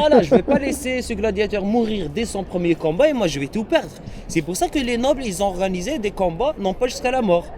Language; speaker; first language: French; non-native, local second language; Arabic